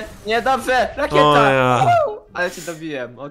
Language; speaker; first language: Polish; native; Polish